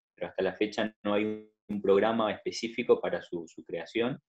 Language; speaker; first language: Spanish; native; Spanish